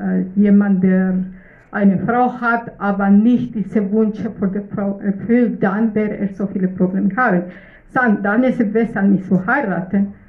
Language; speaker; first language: German; non-native, fluent; Russian